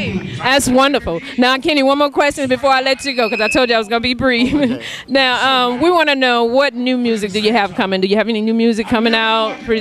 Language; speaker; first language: English; native; English